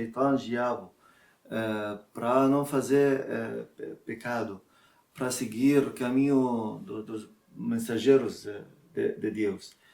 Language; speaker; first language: Portuguese; non-native, learner; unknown